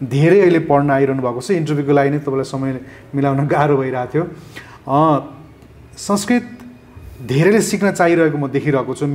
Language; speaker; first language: Nepali; native; Nepali